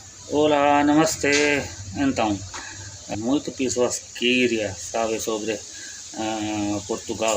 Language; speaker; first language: Portuguese; non-native, learner; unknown